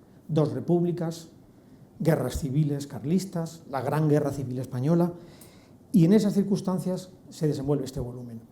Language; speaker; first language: Spanish; native; Spanish